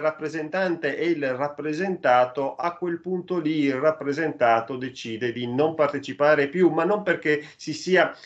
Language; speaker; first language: Italian; native; Italian